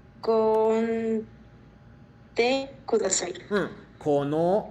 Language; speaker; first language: Japanese; non-native, learner; Spanish